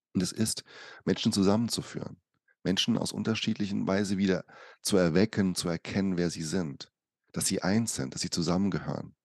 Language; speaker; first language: German; early bilingual, other home language; Portuguese